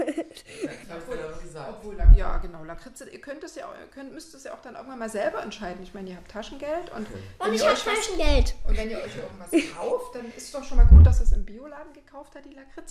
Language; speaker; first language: German; native; German